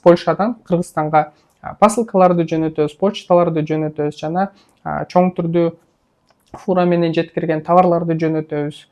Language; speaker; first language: Kyrgyz; native; Kyrgyz